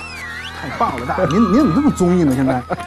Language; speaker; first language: Chinese; native; Chinese